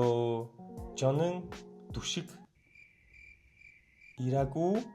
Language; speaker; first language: Korean; non-native, learner; Mongolian